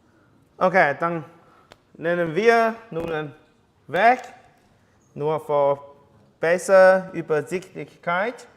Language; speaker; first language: German; non-native, learner; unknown